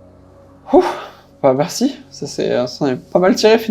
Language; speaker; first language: French; native; French